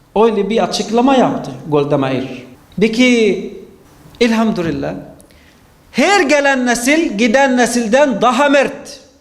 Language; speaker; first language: Turkish; non-native, fluent; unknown